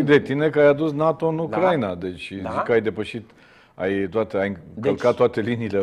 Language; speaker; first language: Romanian; native; Romanian